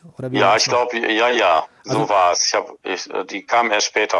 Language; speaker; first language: German; native; German